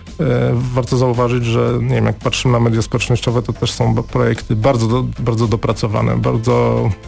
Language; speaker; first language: Polish; native; Polish